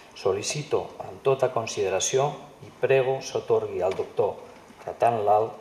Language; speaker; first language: Catalan; native; Catalan